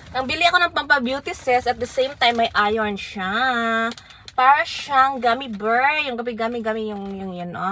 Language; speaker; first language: Filipino; non-native, local second language; Waray